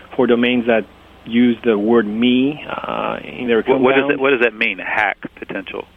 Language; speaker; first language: English; non-native, fluent; Greek